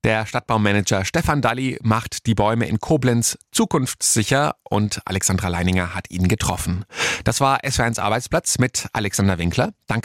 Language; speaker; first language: German; native; German